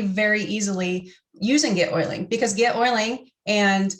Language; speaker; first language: English; native; English